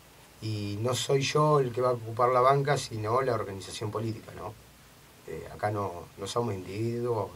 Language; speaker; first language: Spanish; native; Spanish